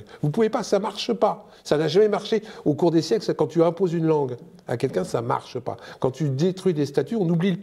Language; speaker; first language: French; native; French